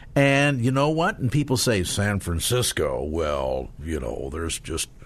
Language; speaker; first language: English; native; English